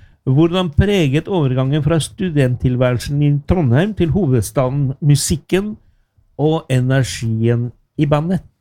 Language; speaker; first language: Norwegian; non-native, local second language; Spanish